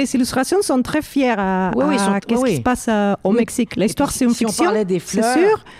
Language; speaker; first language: French; non-native, learner; Spanish